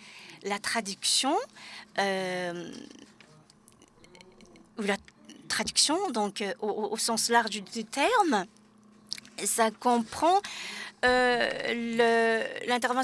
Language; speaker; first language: French; non-native, fluent; Japanese